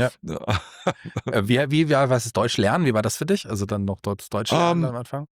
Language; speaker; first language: German; native; German